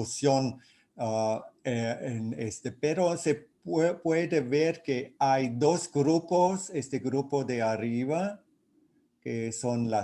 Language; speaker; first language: Spanish; non-native, fluent; German